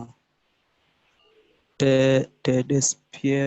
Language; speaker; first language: Spanish; non-native, learner; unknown